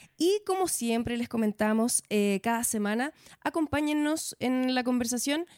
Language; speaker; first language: Spanish; native; Spanish